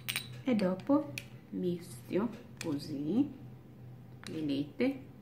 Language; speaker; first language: Italian; non-native, learner; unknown